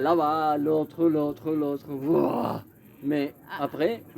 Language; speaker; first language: French; non-native, learner; Spanish